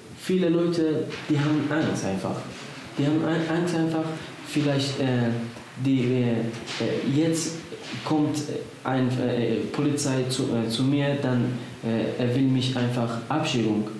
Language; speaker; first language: German; non-native, learner; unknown